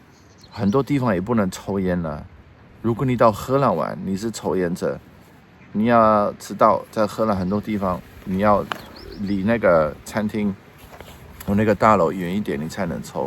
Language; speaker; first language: Chinese; non-native, fluent; Dutch